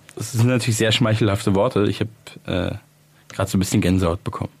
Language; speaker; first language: German; native; German